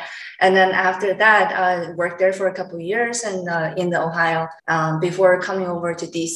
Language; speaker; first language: English; non-native, fluent; Chinese